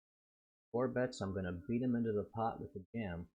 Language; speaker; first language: English; native; English